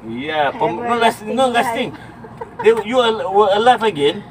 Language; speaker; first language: English; non-native, local second language; Malay